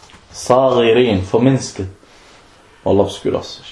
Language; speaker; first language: Danish; non-native, fluent; Arabic